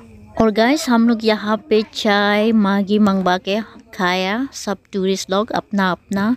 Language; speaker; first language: Hindi; non-native, local second language; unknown